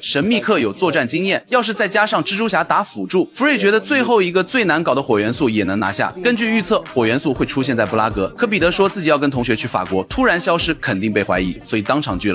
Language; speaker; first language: Chinese; native; Chinese